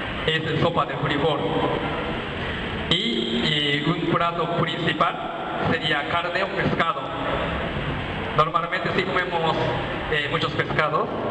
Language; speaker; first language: Spanish; non-native, learner; Japanese